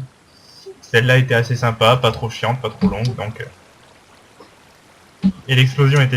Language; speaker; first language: French; native; French